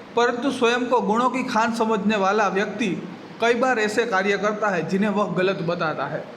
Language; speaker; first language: Hindi; non-native, local second language; Gujarati